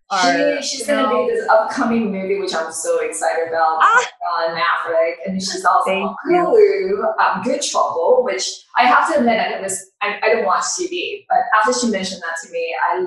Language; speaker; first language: English; non-native, fluent; Chinese